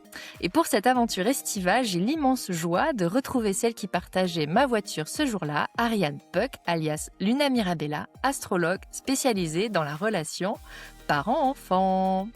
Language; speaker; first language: French; native; French